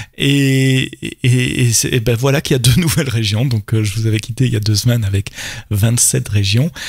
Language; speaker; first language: French; native; French